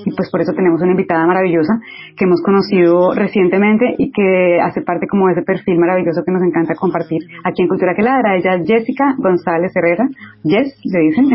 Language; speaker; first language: Spanish; native; Spanish